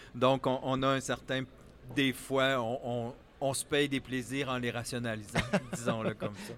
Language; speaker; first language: French; native; French